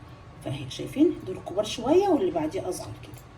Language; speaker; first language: Arabic; native; Arabic